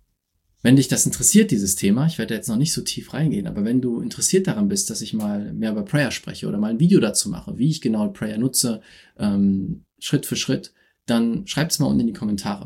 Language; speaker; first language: German; native; German